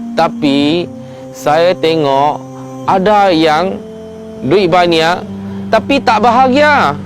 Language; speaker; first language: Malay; non-native, local second language; Chinese